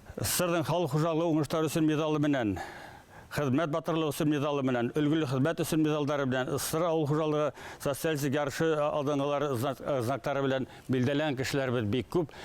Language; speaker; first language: Tatar; non-native, local second language; Bashkir